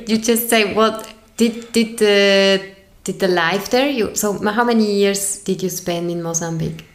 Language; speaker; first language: English; non-native, fluent; German